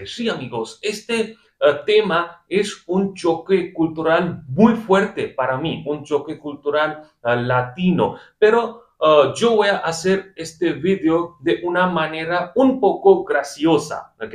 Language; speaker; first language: Spanish; non-native, fluent; Hindi